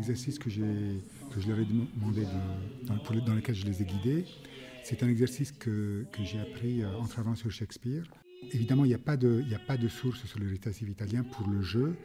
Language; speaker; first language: French; native; French